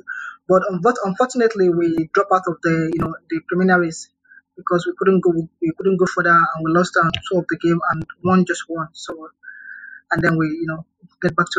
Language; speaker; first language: English; non-native, local second language; Yoruba